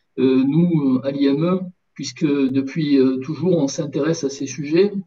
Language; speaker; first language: French; native; French